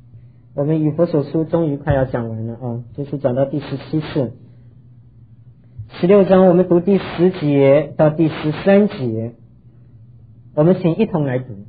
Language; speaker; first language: Chinese; native; Chinese